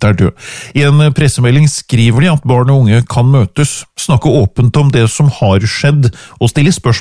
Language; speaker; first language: Norwegian; native; Norwegian